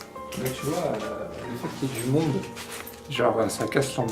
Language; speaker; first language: French; native; French